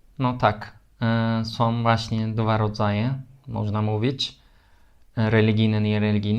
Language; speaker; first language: Polish; non-native, learner; Turkish